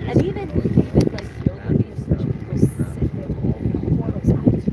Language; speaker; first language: English; native; English